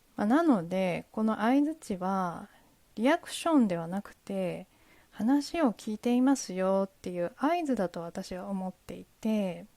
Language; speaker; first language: Japanese; native; Japanese